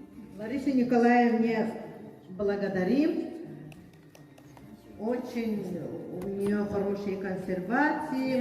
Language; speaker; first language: Russian; non-native, local second language; Yakut